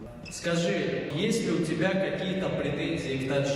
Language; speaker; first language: Russian; native; Russian